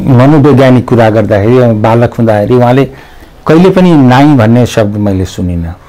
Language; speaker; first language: Nepali; native; Nepali